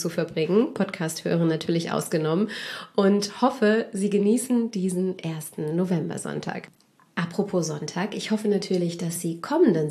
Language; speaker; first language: German; native; German